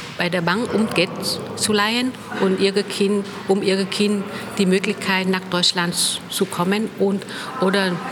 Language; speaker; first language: German; non-native, fluent; Vietnamese